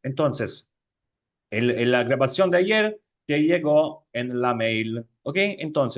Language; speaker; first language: Spanish; non-native, fluent; Italian